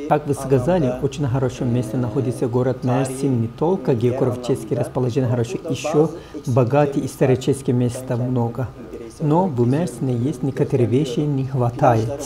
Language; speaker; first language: Russian; non-native, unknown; Turkish